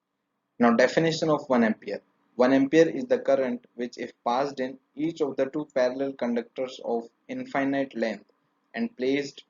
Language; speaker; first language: English; non-native, local second language; Hindi